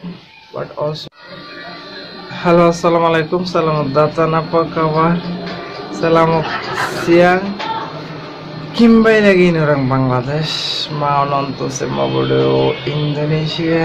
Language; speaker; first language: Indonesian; non-native, learner; Bangla